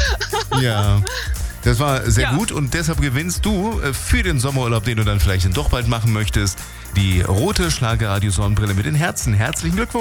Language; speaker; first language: German; native; German